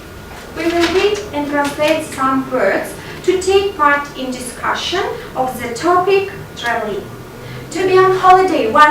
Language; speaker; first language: English; non-native, fluent; Russian